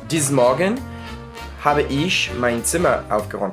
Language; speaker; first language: German; non-native, learner; English